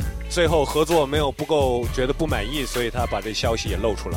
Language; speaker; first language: Chinese; early bilingual, heritage; Chinese